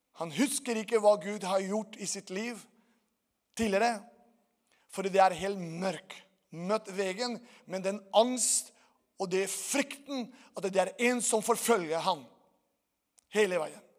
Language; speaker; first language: Norwegian; non-native, fluent; Portuguese